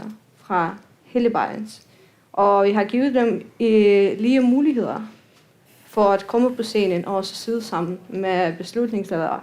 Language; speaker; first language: Danish; non-native, fluent; Russian